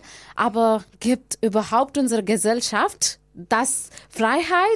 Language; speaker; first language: German; non-native, learner; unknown